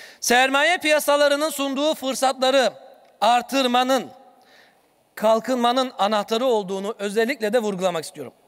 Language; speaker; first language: Turkish; native; Turkish